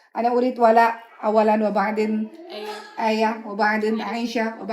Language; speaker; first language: Arabic; non-native, learner; Indonesian